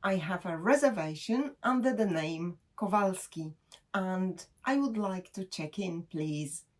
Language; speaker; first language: English; non-native, fluent; Polish